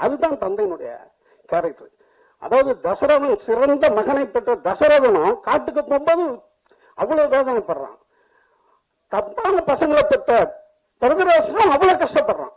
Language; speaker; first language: Tamil; native; Tamil